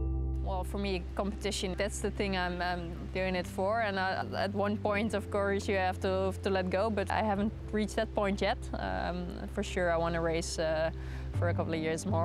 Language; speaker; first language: English; non-native, fluent; Dutch